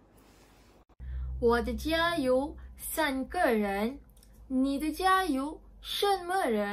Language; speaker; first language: Chinese; non-native, learner; Malay